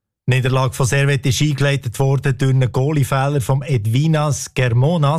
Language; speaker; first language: German; native; German